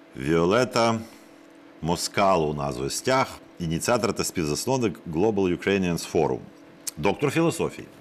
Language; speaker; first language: Ukrainian; native; Ukrainian